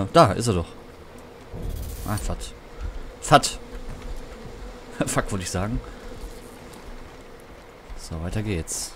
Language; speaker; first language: German; native; German